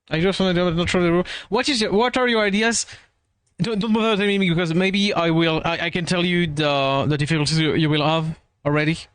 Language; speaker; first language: English; non-native, fluent; French